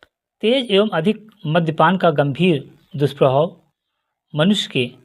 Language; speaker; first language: Hindi; native; Hindi